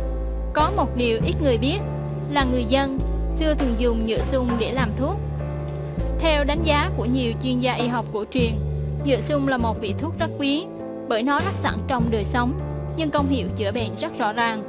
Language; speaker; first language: Vietnamese; native; Vietnamese